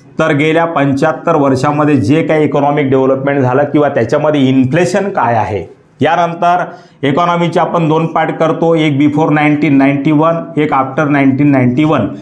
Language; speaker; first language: Marathi; native; Marathi